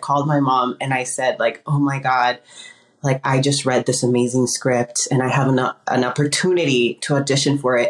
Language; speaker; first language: English; early bilingual, other home language; Spanish